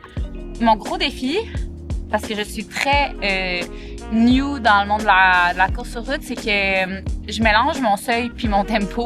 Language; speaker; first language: French; native; French